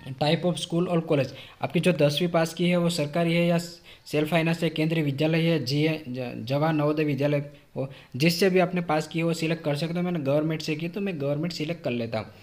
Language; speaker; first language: Hindi; non-native, local second language; Gujarati